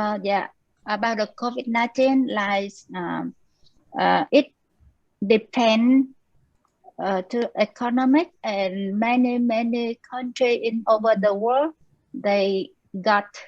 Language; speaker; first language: English; non-native, learner; Vietnamese